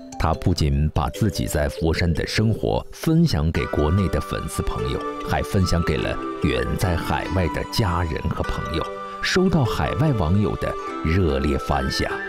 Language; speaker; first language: Chinese; native; Chinese